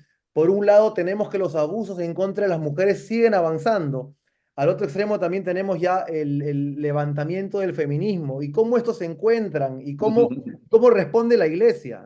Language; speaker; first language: Spanish; native; Spanish